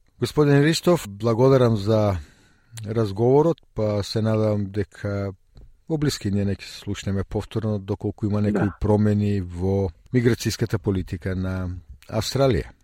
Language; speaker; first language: Macedonian; early bilingual, heritage; Macedonian